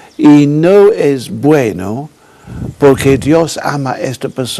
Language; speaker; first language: Spanish; non-native, fluent; English